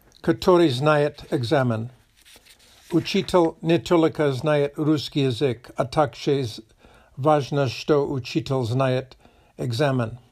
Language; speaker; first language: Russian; non-native, learner; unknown